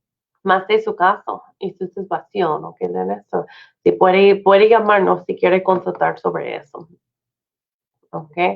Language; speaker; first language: Spanish; non-native, fluent; English